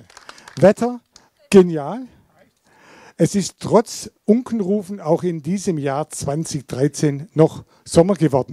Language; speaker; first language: German; native; German